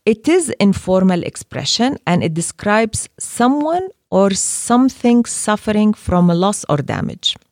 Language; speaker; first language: English; non-native, fluent; Arabic